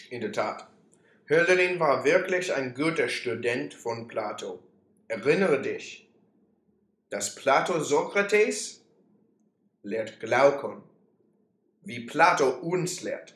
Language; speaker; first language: German; non-native, learner; English